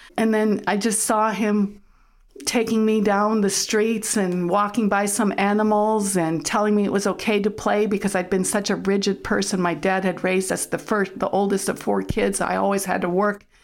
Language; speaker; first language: English; early bilingual, other home language; German